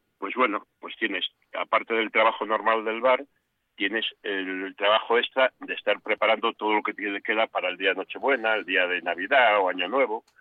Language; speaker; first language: Spanish; native; Spanish